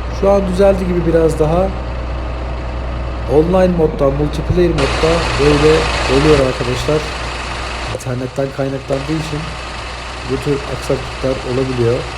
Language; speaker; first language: Turkish; native; Turkish